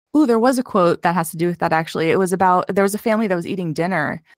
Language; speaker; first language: English; native; English